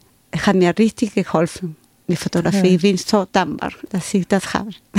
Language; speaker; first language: German; non-native, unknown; Spanish